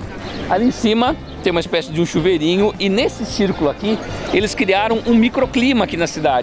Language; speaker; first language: Portuguese; native; Portuguese